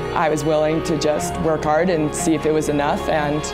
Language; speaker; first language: English; native; English